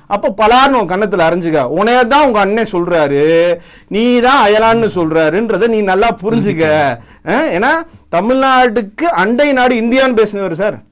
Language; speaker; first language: Tamil; non-native, local second language; Telugu